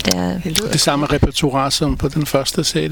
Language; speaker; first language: Danish; non-native, fluent; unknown